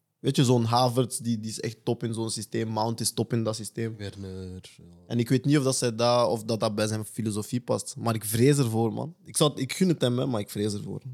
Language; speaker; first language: Dutch; native; Dutch